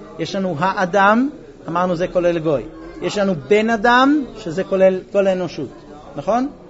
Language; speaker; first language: Hebrew; non-native, fluent; English